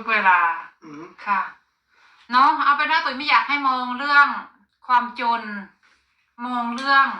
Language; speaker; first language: Thai; native; Thai